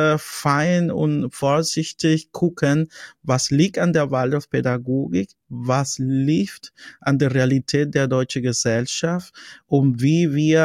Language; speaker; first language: German; non-native, fluent; Spanish